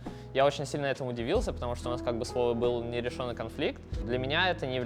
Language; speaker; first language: Russian; native; Russian